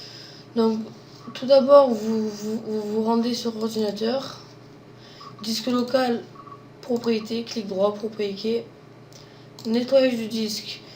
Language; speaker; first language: French; native; French